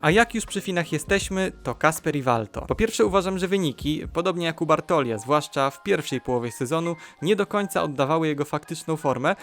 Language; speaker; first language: Polish; native; Polish